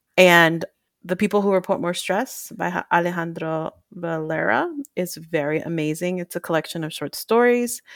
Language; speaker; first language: English; early bilingual, other home language; Spanish